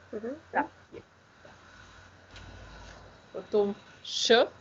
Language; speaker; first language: Russian; non-native, learner; Slovenian